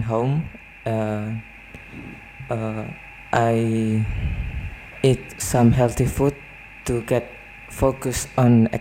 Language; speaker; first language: English; non-native, learner; Indonesian